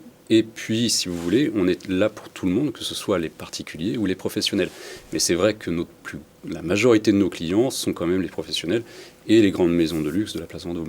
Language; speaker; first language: French; native; French